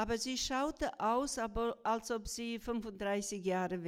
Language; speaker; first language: German; non-native, fluent; Croatian